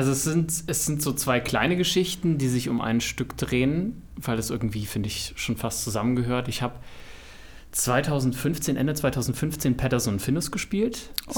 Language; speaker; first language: German; native; German